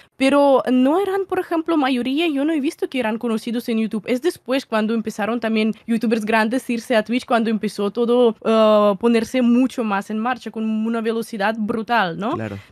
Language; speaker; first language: Spanish; non-native, fluent; Russian